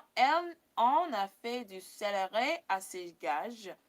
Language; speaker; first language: French; non-native, learner; English